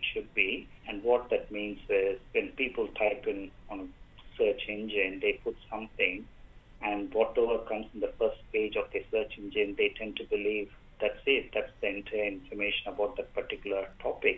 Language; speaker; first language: English; non-native, local second language; Tamil